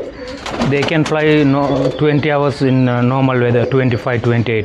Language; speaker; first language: English; non-native, fluent; Sinhala